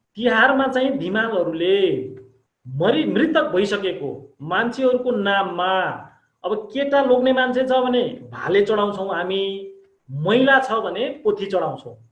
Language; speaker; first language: Nepali; non-native, local second language; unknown